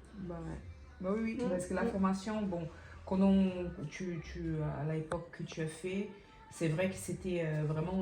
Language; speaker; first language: French; non-native, fluent; Portuguese